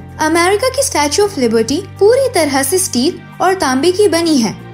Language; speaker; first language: Hindi; native; Hindi